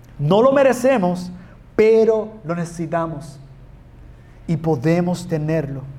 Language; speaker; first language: Spanish; non-native, fluent; English